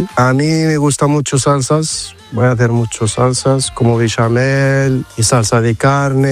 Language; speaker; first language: Spanish; non-native, learner; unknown